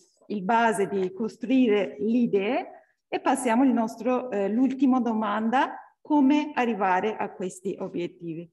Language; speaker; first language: Italian; non-native, learner; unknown